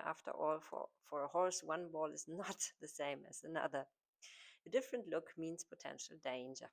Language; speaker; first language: English; non-native, fluent; German